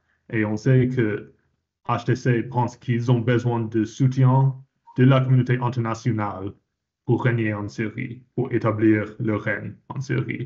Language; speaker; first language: French; non-native, fluent; English